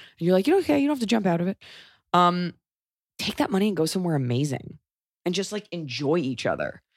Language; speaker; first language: English; native; English